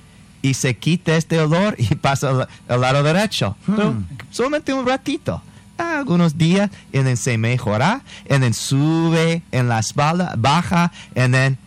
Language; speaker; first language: Spanish; non-native, fluent; English